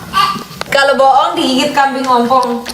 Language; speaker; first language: Indonesian; native; Indonesian